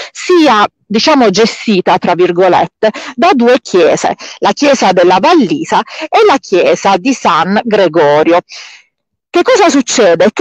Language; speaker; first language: Italian; native; Italian